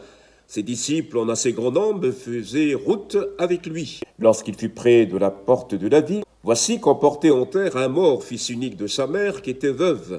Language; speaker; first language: French; native; French